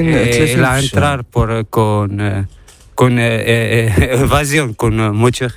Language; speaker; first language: Spanish; non-native, learner; Arabic